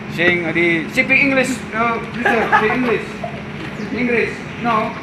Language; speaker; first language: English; non-native, learner; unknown